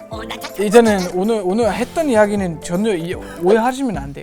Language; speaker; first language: Korean; non-native, fluent; German